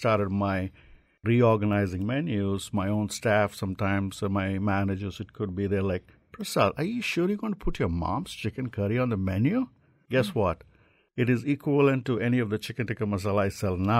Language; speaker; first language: English; non-native, local second language; Telugu